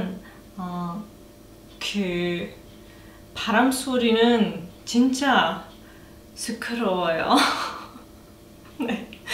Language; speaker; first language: Korean; non-native, learner; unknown